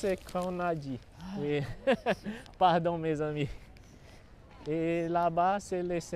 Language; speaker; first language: French; non-native, learner; Portuguese